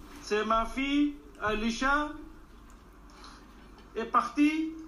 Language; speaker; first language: French; non-native, learner; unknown